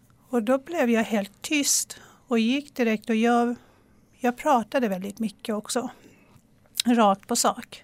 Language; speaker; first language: Swedish; non-native, fluent; Persian